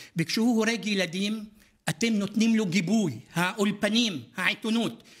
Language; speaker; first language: Hebrew; non-native, local second language; Arabic